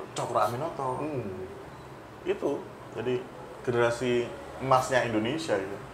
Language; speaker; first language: Indonesian; native; Indonesian